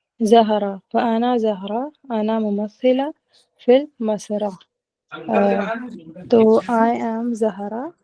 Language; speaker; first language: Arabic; non-native, learner; Hindi